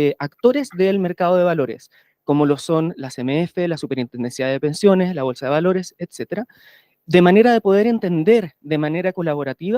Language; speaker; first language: Spanish; native; Spanish